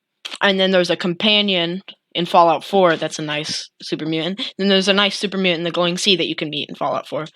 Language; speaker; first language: English; native; English